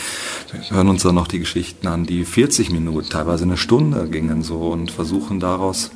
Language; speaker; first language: German; native; German